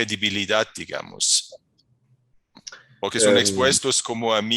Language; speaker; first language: Spanish; non-native, fluent; German